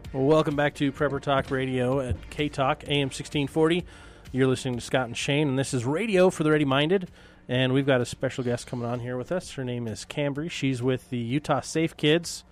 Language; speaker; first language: English; native; English